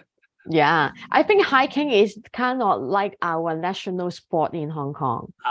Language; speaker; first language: English; non-native, fluent; Cantonese